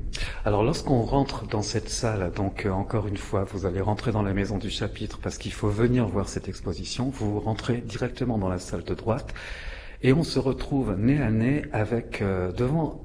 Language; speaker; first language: French; native; French